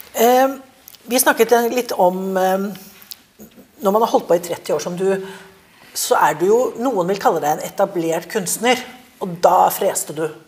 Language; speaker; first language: Norwegian; native; Norwegian